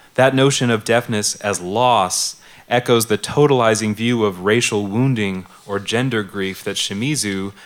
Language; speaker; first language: English; native; English